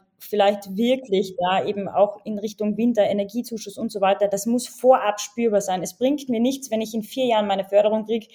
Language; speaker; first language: German; native; German